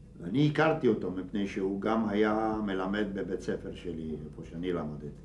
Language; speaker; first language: Hebrew; non-native, fluent; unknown